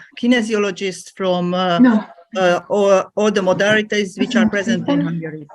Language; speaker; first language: English; non-native, fluent; Hungarian